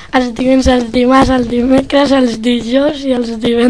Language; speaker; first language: Catalan; early bilingual, other home language; Arabic